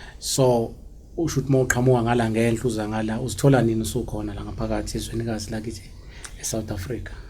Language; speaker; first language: Zulu; native; Zulu